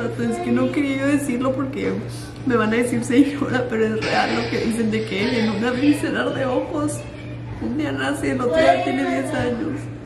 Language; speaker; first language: Spanish; native; Spanish